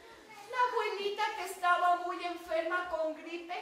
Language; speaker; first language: Spanish; native; Spanish